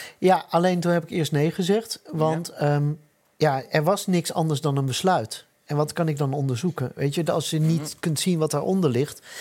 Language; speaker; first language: Dutch; native; Dutch